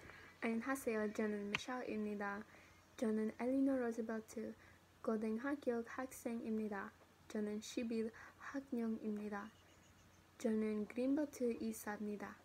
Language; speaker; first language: Korean; non-native, learner; English